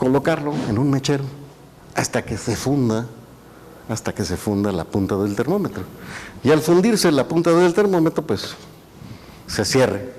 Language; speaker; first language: Spanish; native; Spanish